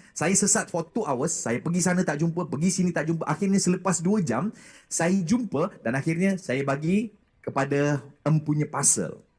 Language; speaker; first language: Malay; native; Malay